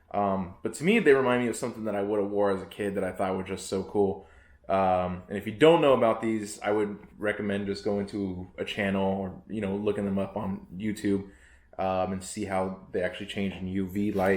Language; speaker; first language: English; native; English